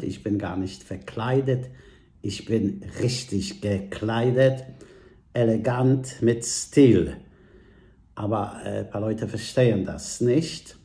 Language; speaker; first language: German; non-native, fluent; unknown